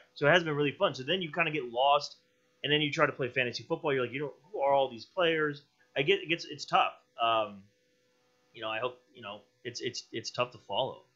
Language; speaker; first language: English; native; English